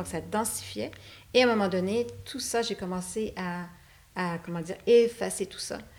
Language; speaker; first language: French; native; French